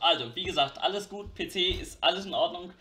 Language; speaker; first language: German; native; German